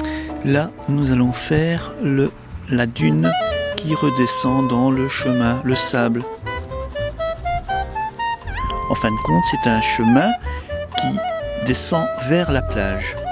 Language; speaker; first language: French; native; French